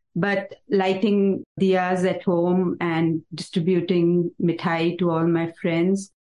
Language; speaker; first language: English; non-native, local second language; Hindi